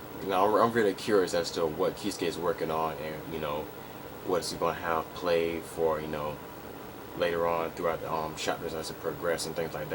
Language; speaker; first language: English; native; English